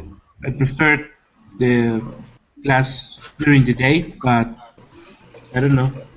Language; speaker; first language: English; non-native, learner; Spanish